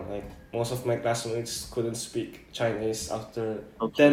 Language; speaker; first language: English; non-native, local second language; Filipino